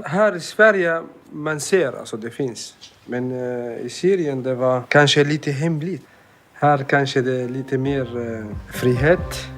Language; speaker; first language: Swedish; non-native, fluent; Arabic